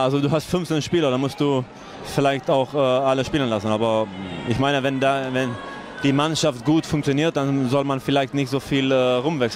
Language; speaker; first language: German; non-native, fluent; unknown